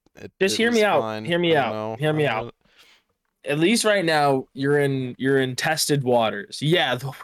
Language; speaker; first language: English; native; English